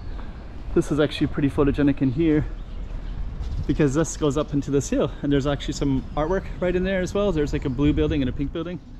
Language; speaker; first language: English; native; English